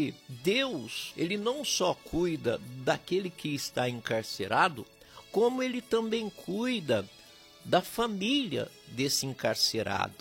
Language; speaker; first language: Portuguese; native; Portuguese